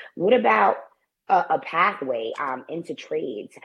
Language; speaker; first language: English; native; English